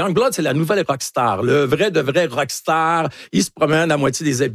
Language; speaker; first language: French; native; French